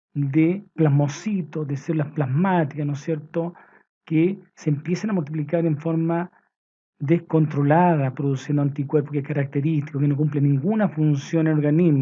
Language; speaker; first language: Spanish; native; Spanish